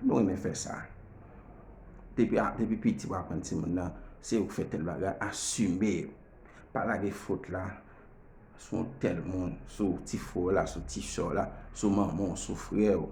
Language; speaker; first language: French; non-native, learner; Haitian Creole